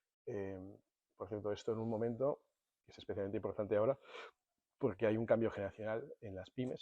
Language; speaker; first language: Spanish; native; Spanish